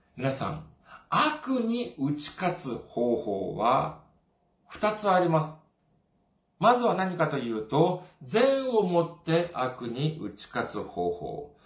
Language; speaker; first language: Japanese; non-native, fluent; Korean